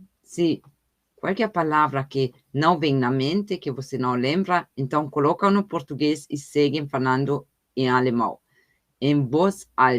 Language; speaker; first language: Portuguese; non-native, fluent; German